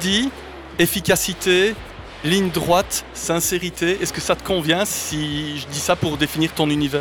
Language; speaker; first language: French; native; French